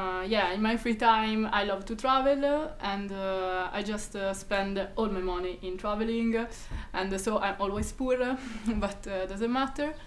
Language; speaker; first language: English; non-native, fluent; Italian